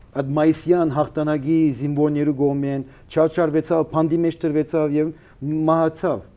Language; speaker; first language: Armenian; early bilingual, heritage; Armenian